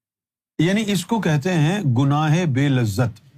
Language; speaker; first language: Urdu; native; Urdu